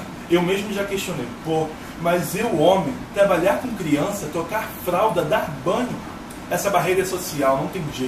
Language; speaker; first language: Portuguese; native; Portuguese